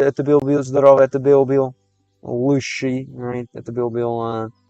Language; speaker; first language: Russian; non-native, learner; English